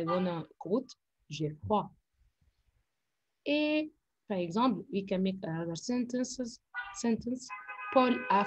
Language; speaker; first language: French; non-native, fluent; Arabic